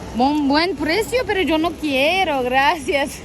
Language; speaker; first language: Spanish; non-native, learner; Turkish